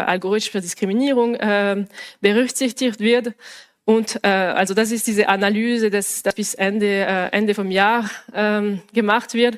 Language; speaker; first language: German; non-native, local second language; French